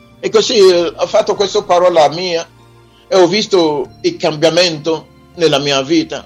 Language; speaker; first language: Italian; non-native, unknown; Igbo